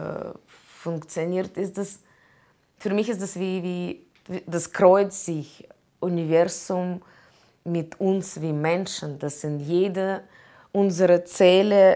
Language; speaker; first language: German; non-native, learner; Russian